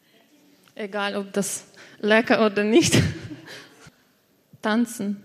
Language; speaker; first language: German; non-native, learner; Ukrainian